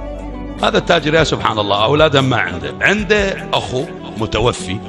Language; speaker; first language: Arabic; native; Arabic